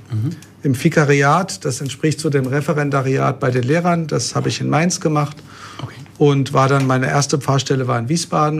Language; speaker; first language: German; native; German